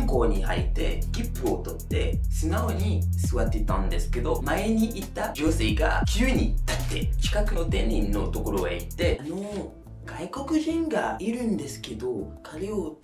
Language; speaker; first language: Japanese; non-native, fluent; French